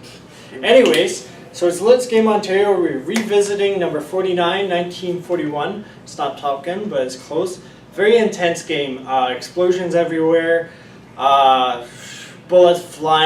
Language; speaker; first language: English; native; English